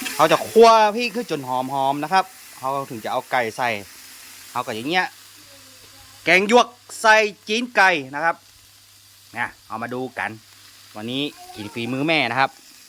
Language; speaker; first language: Thai; native; Thai